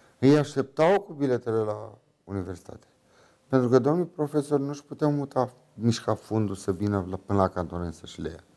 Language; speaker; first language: Romanian; native; Romanian